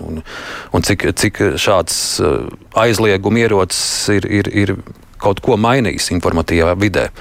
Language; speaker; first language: Latvian; native; Latvian